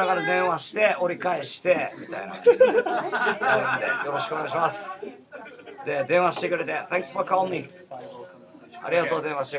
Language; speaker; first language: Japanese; native; Japanese